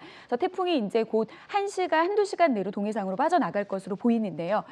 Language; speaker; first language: Korean; native; Korean